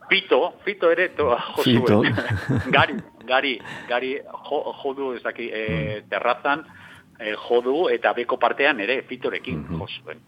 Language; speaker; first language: Basque; non-native, local second language; Spanish